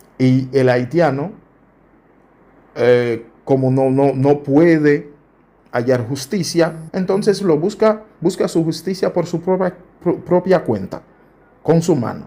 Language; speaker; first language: Spanish; non-native, fluent; Haitian Creole